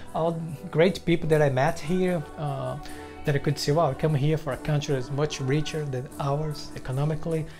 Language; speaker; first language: English; non-native, fluent; Portuguese